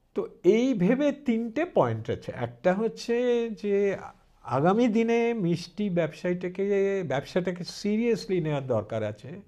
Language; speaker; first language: Bangla; early bilingual, heritage; Bangla